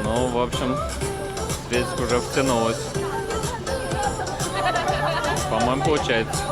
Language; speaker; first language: Russian; native; Russian